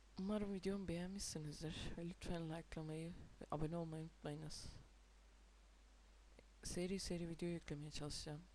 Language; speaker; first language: Turkish; native; Turkish